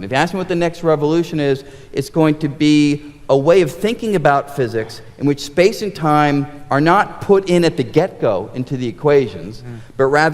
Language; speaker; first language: English; native; English